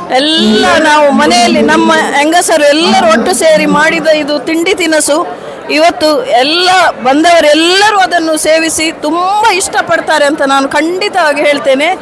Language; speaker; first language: Kannada; non-native, local second language; Konkani